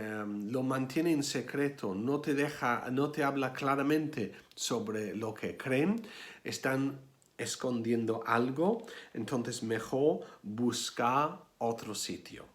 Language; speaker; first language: Spanish; non-native, fluent; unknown